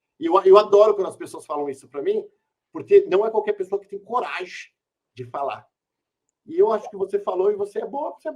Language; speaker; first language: Portuguese; native; Portuguese